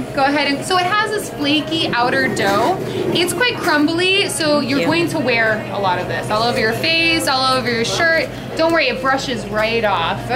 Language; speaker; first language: English; native; English